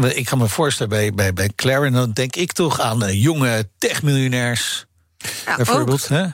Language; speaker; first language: Dutch; native; Dutch